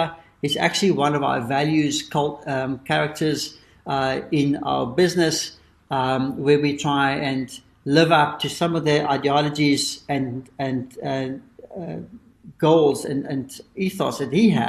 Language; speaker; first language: English; native; English